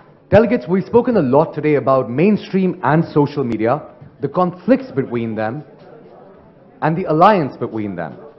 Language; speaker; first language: English; non-native, local second language; Hindi